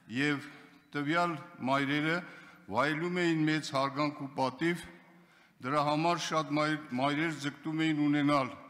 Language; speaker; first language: Armenian; non-native, local second language; Kurdish